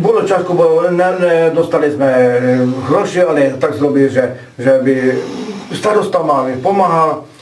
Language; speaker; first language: Ukrainian; early bilingual, heritage; Hungarian